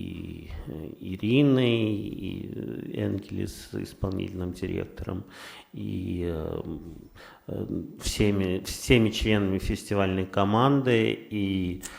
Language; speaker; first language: Russian; native; Russian